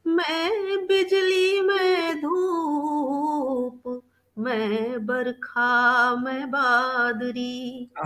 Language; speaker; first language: Hindi; native; Hindi